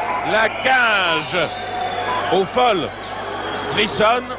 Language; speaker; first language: French; native; French